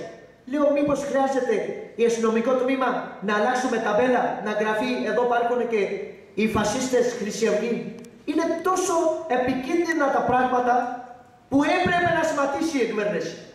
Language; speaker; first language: Greek; non-native, learner; Urdu